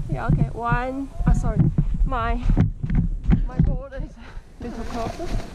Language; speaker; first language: English; non-native, learner; Chinese